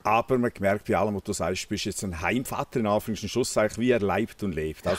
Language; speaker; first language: German; native; German